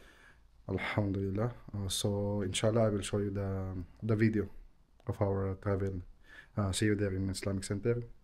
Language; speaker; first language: English; non-native, local second language; Filipino